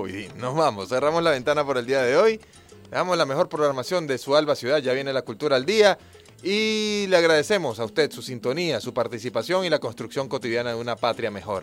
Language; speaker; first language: Spanish; native; Spanish